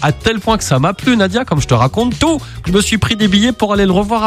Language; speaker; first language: French; native; French